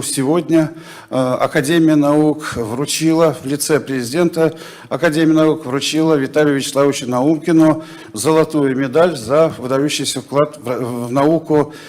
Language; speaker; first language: Russian; native; Russian